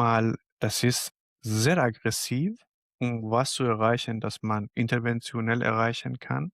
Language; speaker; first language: German; non-native, fluent; Arabic